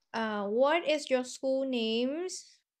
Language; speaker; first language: English; non-native, fluent; Vietnamese